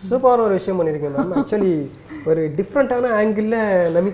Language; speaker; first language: Tamil; native; Tamil